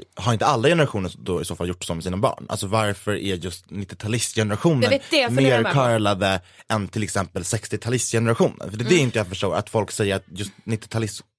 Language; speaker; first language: Swedish; native; Swedish